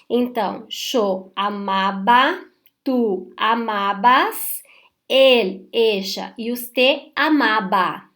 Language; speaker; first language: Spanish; non-native, fluent; Portuguese